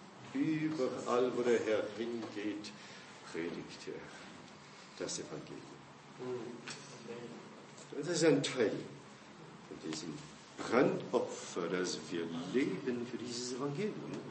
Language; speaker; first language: German; non-native, fluent; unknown